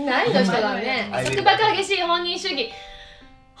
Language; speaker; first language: Japanese; native; Japanese